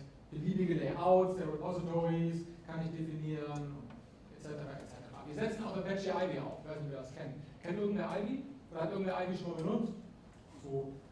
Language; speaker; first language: German; native; German